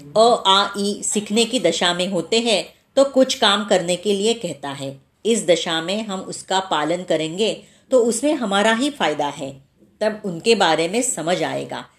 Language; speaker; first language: Hindi; non-native, local second language; Marathi